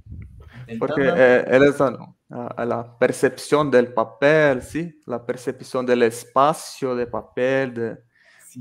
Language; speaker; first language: Spanish; non-native, local second language; Portuguese